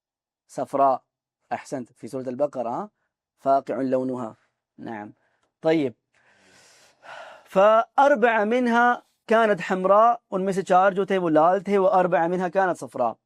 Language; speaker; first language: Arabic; non-native, fluent; Urdu